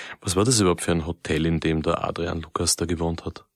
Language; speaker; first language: German; native; German